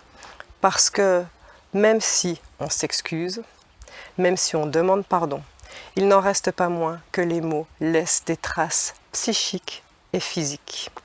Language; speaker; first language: French; native; French